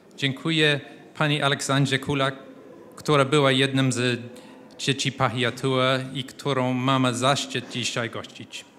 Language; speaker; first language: Polish; non-native, fluent; English